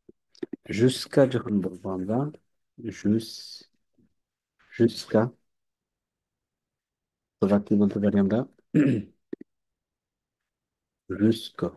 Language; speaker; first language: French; non-native, fluent; Bangla